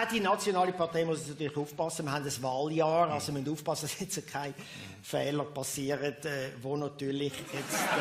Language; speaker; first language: German; native; German